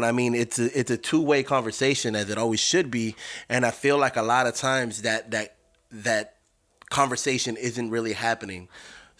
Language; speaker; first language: English; native; English